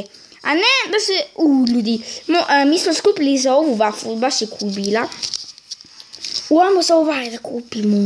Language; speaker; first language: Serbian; early bilingual, heritage; Serbian